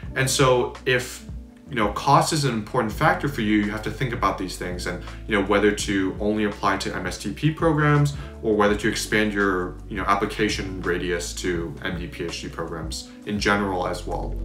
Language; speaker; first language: English; native; English